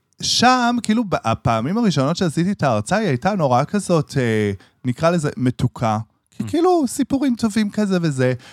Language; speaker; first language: Hebrew; native; Hebrew